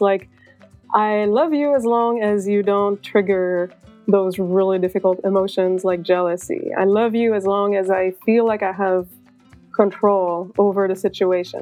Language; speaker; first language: English; native; English